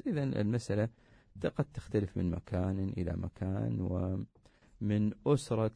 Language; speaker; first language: Arabic; native; Arabic